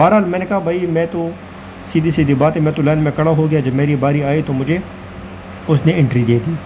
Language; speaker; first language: Urdu; non-native, local second language; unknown